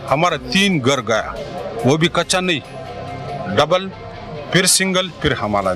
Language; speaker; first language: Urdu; non-native, local second language; Pashto